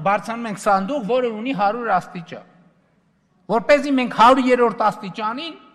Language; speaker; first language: Armenian; native; Armenian